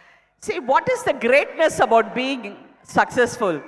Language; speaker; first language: Telugu; non-native, fluent; Tamil